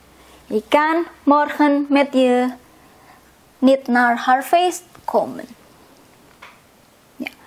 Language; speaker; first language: Dutch; non-native, fluent; Indonesian